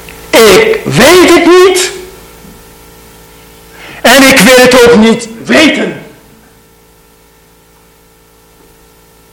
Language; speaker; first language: Dutch; non-native, fluent; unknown